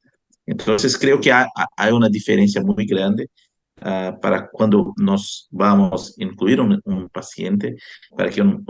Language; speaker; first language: Spanish; non-native, fluent; Portuguese